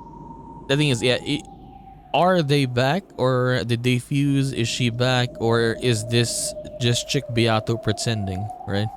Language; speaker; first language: English; native; English